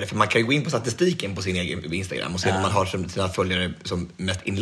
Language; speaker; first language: Swedish; native; Swedish